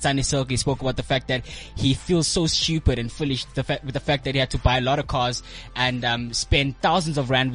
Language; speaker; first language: English; non-native, local second language; Xhosa